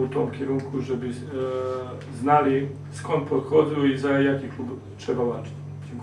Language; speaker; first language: Polish; non-native, learner; Serbian